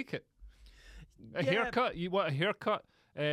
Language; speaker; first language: English; native; English